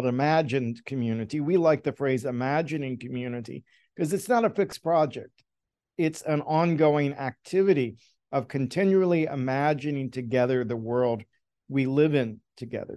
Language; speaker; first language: English; native; English